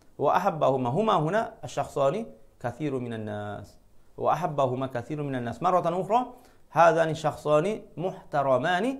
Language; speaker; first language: Arabic; non-native, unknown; Malay